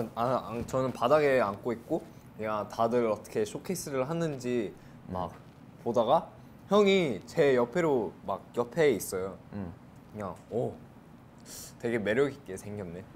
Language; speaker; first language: Korean; non-native, fluent; English